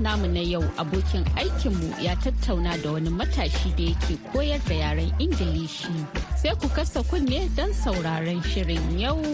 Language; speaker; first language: Hausa; native; Hausa